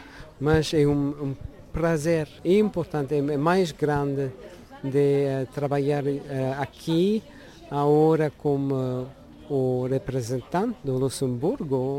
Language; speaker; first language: Portuguese; non-native, learner; Luxembourgish